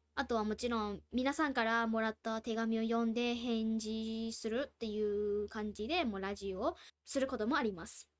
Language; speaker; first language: Japanese; non-native, fluent; Burmese